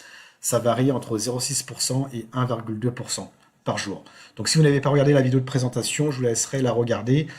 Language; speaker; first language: French; native; French